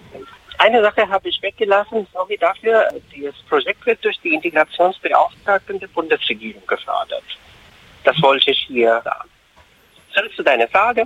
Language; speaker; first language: German; non-native, fluent; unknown